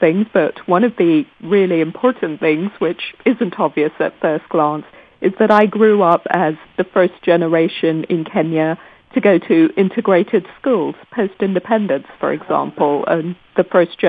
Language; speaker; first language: English; non-native, local second language; Gujarati